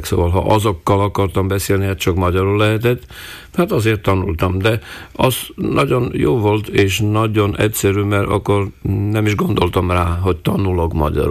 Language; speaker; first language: Hungarian; non-native, local second language; Slovak